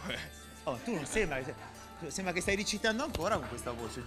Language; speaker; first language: Italian; native; Italian